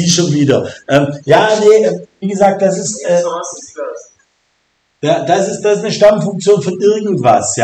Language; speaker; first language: German; native; German